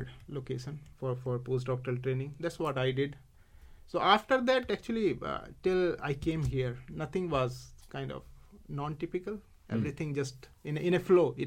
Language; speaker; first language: English; non-native, local second language; Hindi